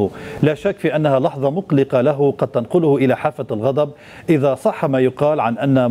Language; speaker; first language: Arabic; native; Arabic